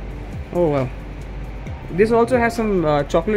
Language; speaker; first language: English; non-native, local second language; Hindi